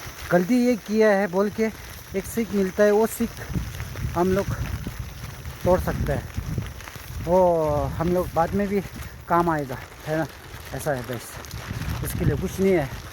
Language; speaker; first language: Hindi; non-native, local second language; Tibetan